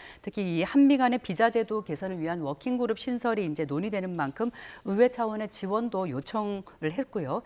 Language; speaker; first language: Korean; native; Korean